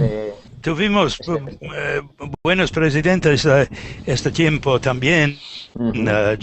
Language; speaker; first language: Spanish; non-native, learner; English